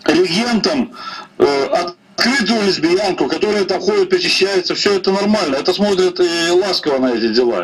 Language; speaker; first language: Russian; native; Russian